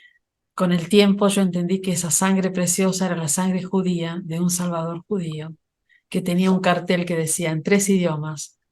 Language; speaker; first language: Spanish; native; Spanish